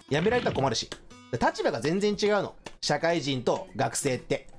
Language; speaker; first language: Japanese; native; Japanese